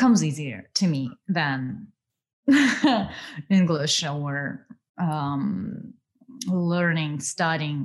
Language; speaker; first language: English; non-native, fluent; Ukrainian